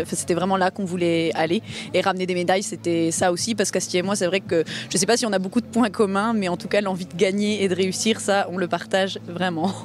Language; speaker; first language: French; native; French